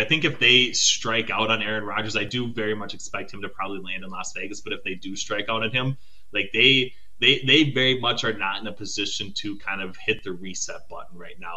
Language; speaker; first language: English; native; English